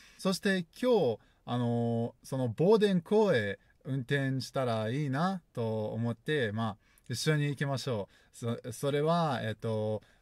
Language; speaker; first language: Japanese; non-native, fluent; Russian